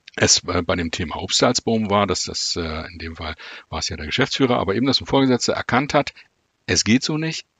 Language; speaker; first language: German; native; German